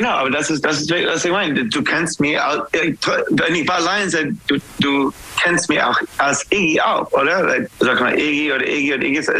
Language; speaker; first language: German; non-native, fluent; English